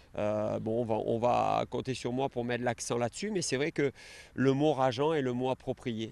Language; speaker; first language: French; native; French